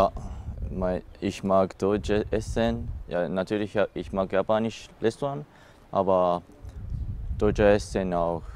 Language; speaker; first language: German; non-native, learner; Japanese